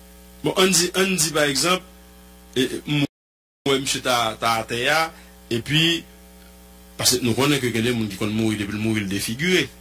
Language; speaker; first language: French; non-native, local second language; Haitian Creole